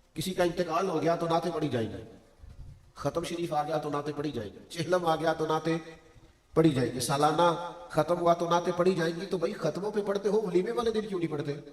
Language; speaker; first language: Urdu; non-native, local second language; Punjabi